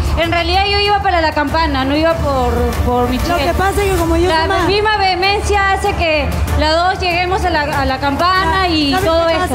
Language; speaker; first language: Spanish; native; Spanish